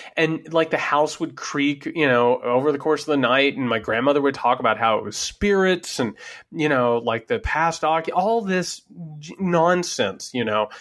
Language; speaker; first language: English; native; English